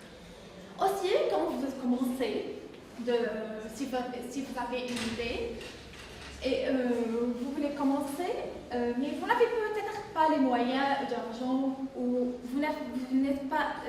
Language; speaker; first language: French; non-native, fluent; English